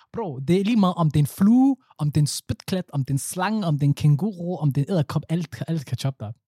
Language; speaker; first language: Danish; early bilingual, other home language; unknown